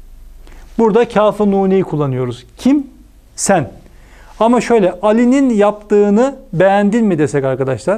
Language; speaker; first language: Turkish; native; Turkish